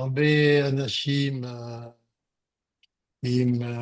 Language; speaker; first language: Hebrew; non-native, learner; French